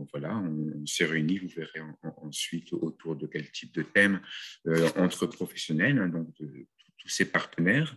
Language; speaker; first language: French; native; French